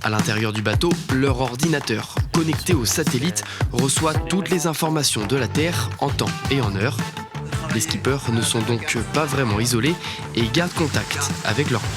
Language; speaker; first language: French; native; French